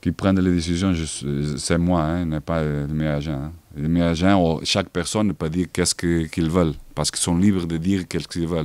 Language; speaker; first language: French; non-native, learner; Portuguese